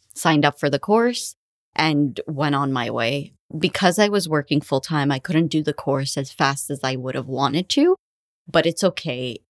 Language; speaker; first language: English; early bilingual, other home language; Arabic